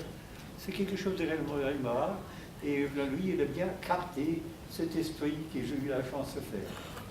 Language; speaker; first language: French; non-native, fluent; German